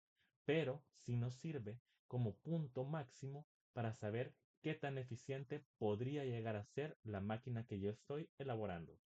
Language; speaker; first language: Spanish; native; Spanish